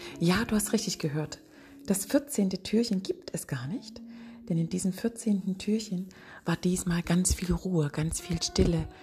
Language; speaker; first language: German; native; German